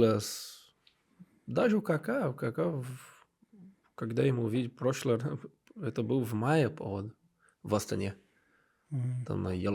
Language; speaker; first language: Russian; non-native, learner; Portuguese